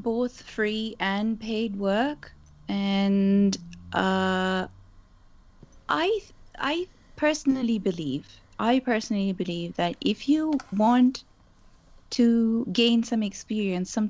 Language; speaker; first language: English; non-native, local second language; Urdu